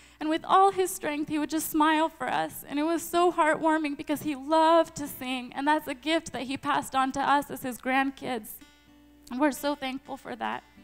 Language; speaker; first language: English; early bilingual, other home language; Ukrainian